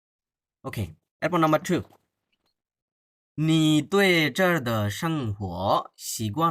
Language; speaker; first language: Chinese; non-native, fluent; Bangla